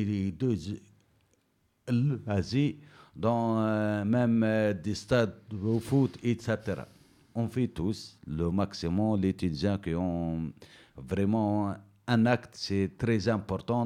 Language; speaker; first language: French; non-native, learner; Berber languages